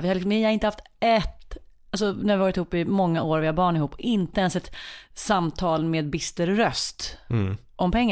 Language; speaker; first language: Swedish; native; Swedish